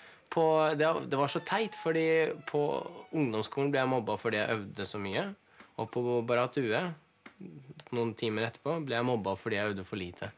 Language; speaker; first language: Norwegian; early bilingual, other home language; Russian